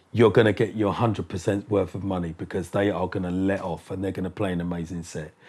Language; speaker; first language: English; native; English